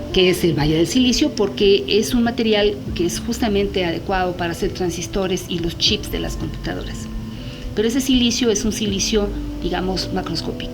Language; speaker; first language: Spanish; native; Spanish